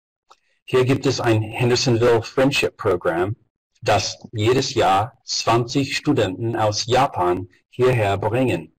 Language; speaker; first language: German; non-native, fluent; English